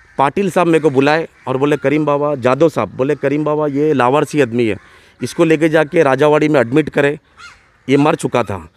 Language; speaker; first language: Hindi; native; Hindi